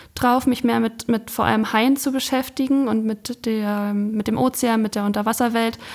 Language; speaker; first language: German; native; German